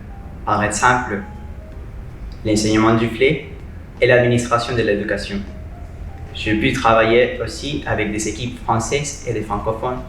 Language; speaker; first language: French; non-native, fluent; Spanish